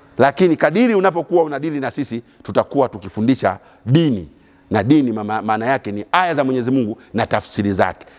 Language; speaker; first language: Swahili; native; Swahili